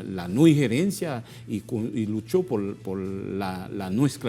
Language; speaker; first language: Spanish; non-native, fluent; Haitian Creole